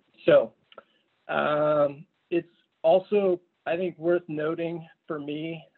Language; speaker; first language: English; native; English